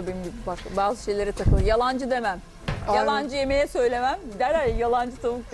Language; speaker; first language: Turkish; native; Turkish